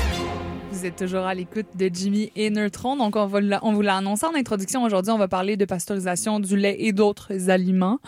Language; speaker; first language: French; native; French